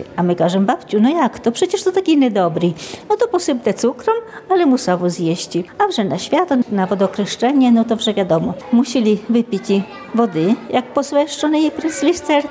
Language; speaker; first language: Ukrainian; native; Ukrainian